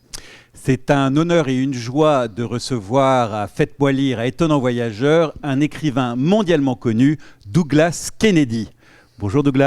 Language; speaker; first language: French; native; French